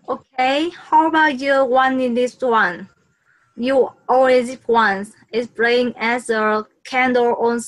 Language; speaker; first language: English; non-native, learner; Vietnamese